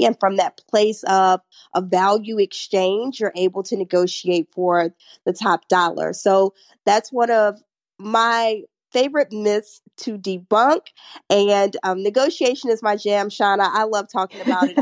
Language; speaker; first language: English; native; English